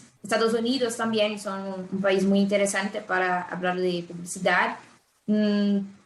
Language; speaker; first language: Spanish; non-native, fluent; Portuguese